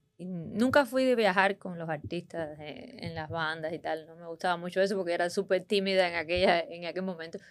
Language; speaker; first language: Spanish; native; Spanish